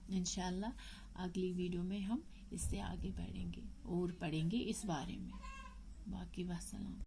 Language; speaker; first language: Urdu; non-native, local second language; Kashmiri